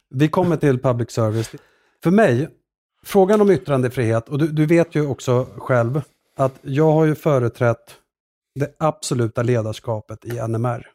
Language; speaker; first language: Swedish; early bilingual, other home language; Assyrian Neo-Aramaic